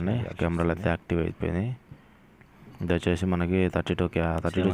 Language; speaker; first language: Telugu; native; Telugu